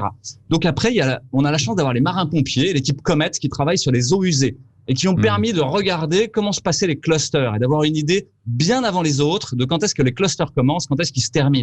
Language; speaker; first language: French; native; French